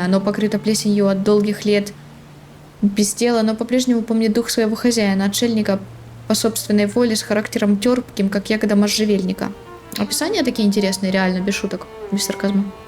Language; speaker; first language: Russian; native; Russian